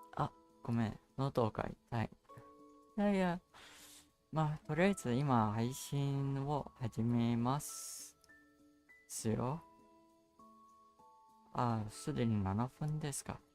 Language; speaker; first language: Japanese; non-native, learner; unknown